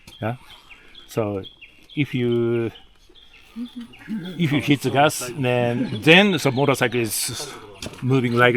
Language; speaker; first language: English; non-native, learner; Japanese